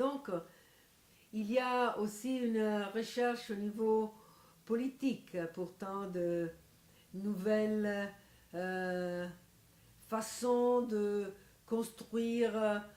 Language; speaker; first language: French; non-native, fluent; Italian